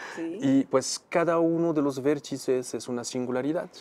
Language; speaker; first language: Spanish; non-native, fluent; Arabic